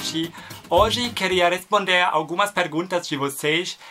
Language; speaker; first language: Portuguese; non-native, learner; German